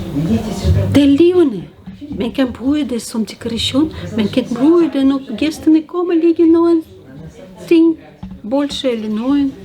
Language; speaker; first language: Danish; non-native, learner; Russian